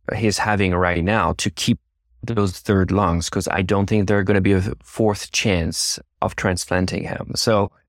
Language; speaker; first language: English; non-native, fluent; French